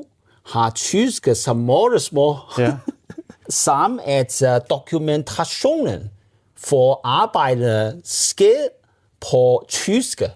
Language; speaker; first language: Danish; non-native, learner; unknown